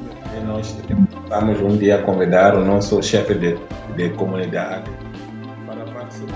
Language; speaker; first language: Portuguese; non-native, local second language; Tsonga